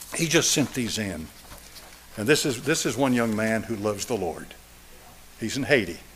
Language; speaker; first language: English; native; English